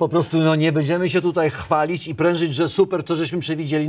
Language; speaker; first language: Polish; native; Polish